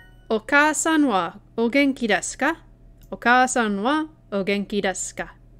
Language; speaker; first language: Japanese; non-native, learner; English